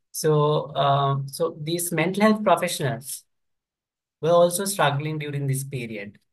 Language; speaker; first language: English; non-native, local second language; Sinhala